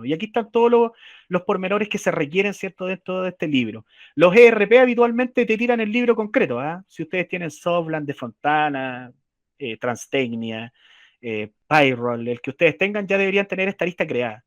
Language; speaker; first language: Spanish; native; Spanish